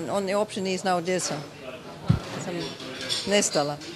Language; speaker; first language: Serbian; early bilingual, heritage; Serbian